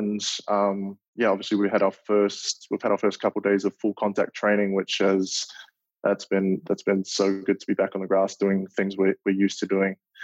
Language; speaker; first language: English; native; English